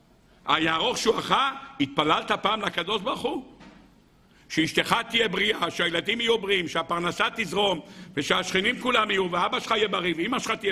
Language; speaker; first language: Hebrew; native; Hebrew